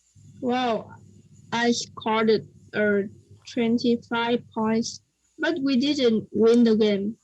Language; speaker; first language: English; non-native, learner; Vietnamese